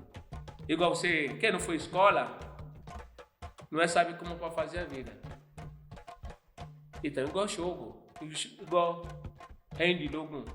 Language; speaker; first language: Portuguese; non-native, fluent; Yoruba